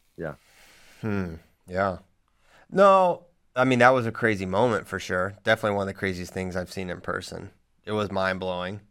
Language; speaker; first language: English; native; English